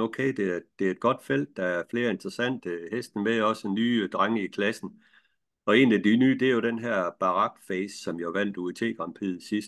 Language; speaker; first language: Danish; native; Danish